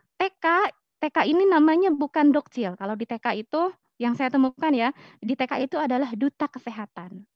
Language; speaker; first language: Indonesian; native; Indonesian